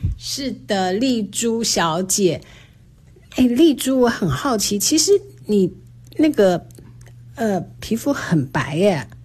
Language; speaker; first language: Chinese; native; Chinese